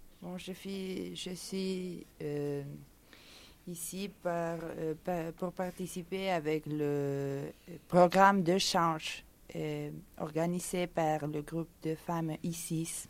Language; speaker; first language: French; non-native, fluent; Spanish